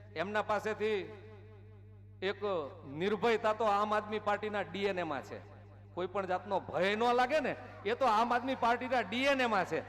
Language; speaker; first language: Hindi; non-native, local second language; Gujarati